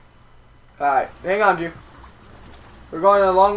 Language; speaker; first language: English; native; English